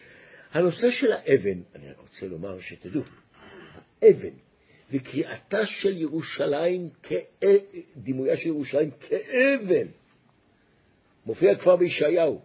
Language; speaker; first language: Hebrew; native; Hebrew